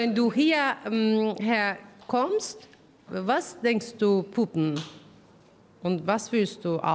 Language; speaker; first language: German; non-native, learner; Turkish